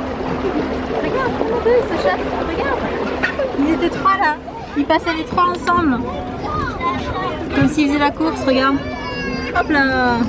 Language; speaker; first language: French; native; French